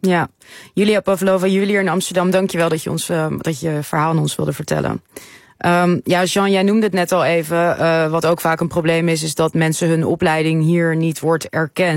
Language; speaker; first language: Dutch; native; Dutch